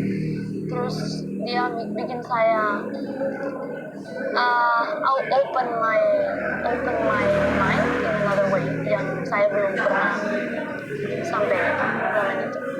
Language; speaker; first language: Indonesian; non-native, fluent; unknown